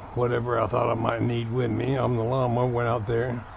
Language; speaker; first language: English; native; English